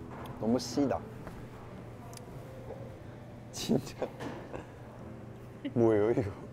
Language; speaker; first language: Korean; non-native, fluent; Cantonese